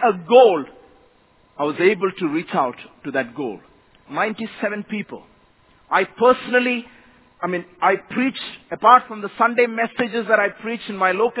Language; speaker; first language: English; non-native, local second language; Malayalam